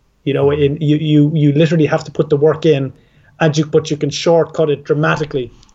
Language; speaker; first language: English; native; English